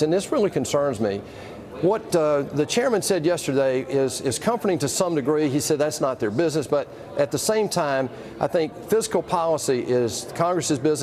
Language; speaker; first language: English; native; English